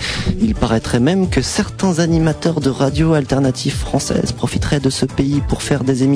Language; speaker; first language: French; native; French